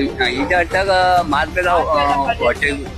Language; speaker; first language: Hindi; non-native, local second language; Konkani